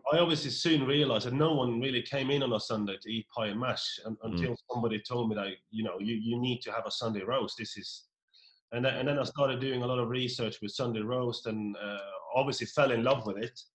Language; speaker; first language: English; non-native, fluent; Norwegian